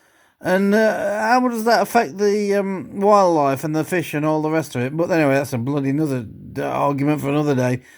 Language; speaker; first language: English; native; English